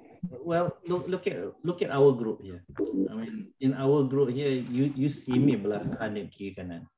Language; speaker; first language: English; non-native, local second language; Malay